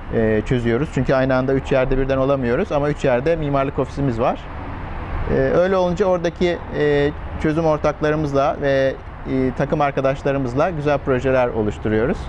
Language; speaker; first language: Turkish; native; Turkish